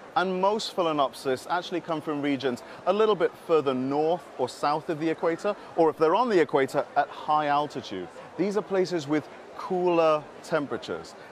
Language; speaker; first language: English; native; English